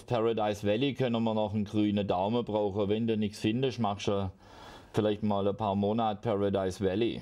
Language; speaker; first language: German; native; German